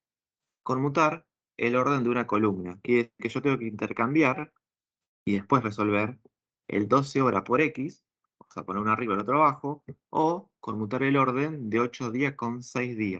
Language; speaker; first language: Spanish; native; Spanish